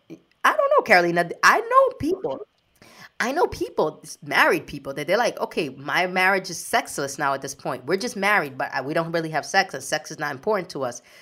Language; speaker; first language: English; early bilingual, other home language; Spanish